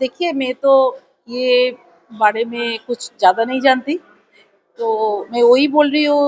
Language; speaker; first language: Hindi; non-native, local second language; Bangla